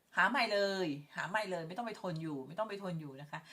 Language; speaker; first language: Thai; native; Thai